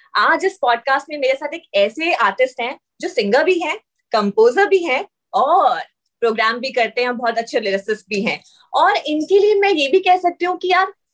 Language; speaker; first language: Hindi; native; Hindi